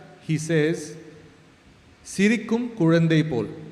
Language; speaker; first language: English; non-native, local second language; Tamil